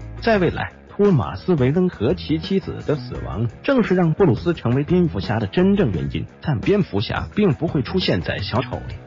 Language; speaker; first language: Chinese; native; Chinese